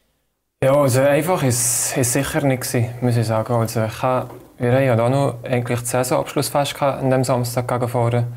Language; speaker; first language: German; native; German